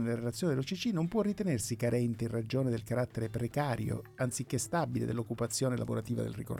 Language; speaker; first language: Italian; native; Italian